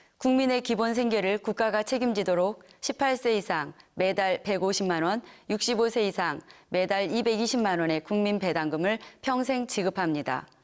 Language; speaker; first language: Korean; native; Korean